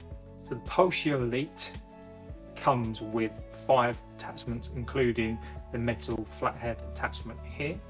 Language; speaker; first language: English; native; English